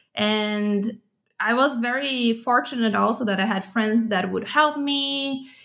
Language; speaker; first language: English; non-native, fluent; Portuguese